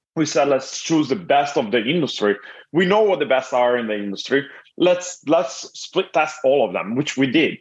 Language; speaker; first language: English; non-native, fluent; Italian